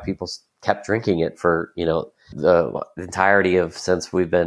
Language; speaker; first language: English; native; English